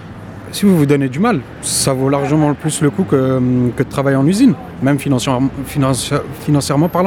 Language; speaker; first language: French; native; French